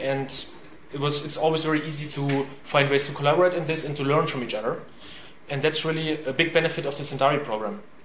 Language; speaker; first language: English; non-native, fluent; German